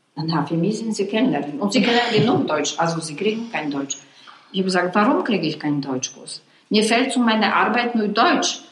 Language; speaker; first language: German; non-native, fluent; Polish